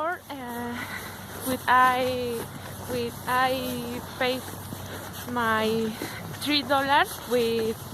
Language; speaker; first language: English; non-native, learner; Spanish